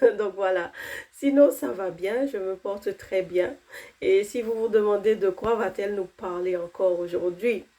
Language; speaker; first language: French; non-native, local second language; Haitian Creole